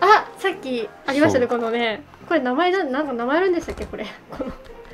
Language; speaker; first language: Japanese; native; Japanese